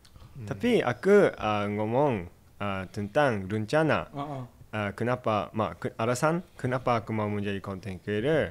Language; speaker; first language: Indonesian; non-native, fluent; Japanese